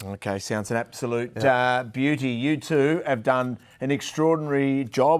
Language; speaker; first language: English; native; English